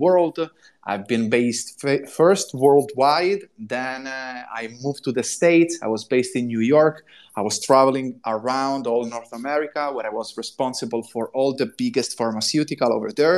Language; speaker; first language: English; non-native, fluent; Italian